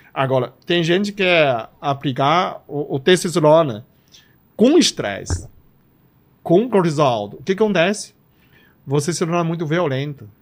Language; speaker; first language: Portuguese; non-native, fluent; Chinese